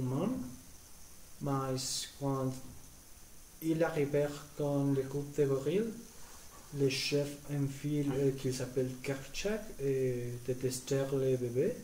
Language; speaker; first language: French; non-native, learner; Spanish